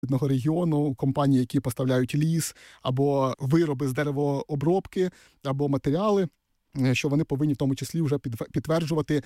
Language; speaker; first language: Ukrainian; native; Ukrainian